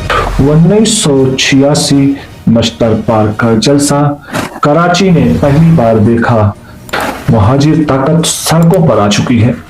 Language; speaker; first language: Urdu; native; Urdu